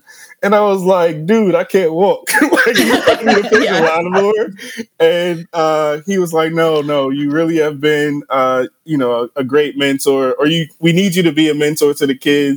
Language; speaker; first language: English; native; English